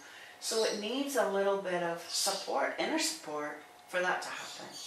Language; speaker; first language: English; native; English